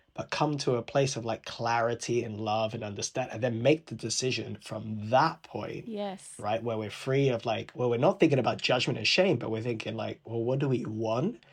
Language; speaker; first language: English; native; English